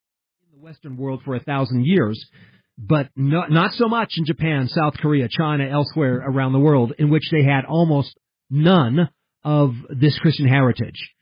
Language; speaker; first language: English; early bilingual, heritage; English